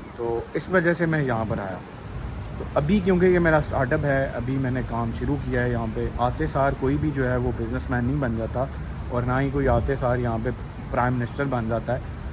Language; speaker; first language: Urdu; non-native, local second language; Punjabi